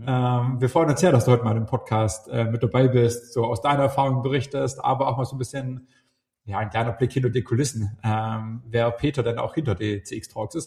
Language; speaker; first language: German; native; German